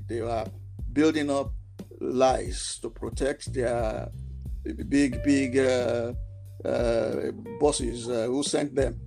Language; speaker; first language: English; non-native, local second language; Yoruba